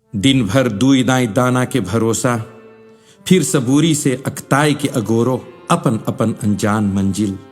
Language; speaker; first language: Bhojpuri; early bilingual, heritage; Bhojpuri